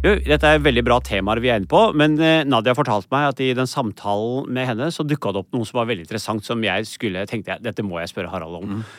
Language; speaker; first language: Norwegian; early bilingual, other home language; Urdu